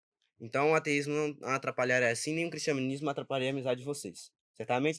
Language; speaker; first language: Portuguese; native; Portuguese